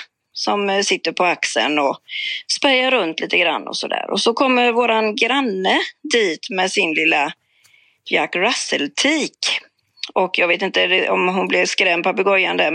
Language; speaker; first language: Swedish; native; Swedish